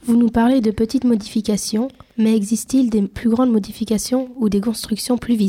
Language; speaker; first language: French; native; French